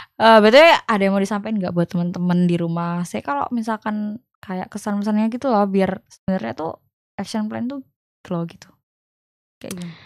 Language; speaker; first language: Indonesian; native; Indonesian